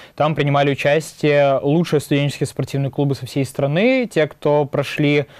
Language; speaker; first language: Russian; native; Russian